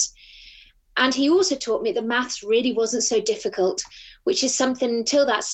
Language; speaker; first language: English; native; English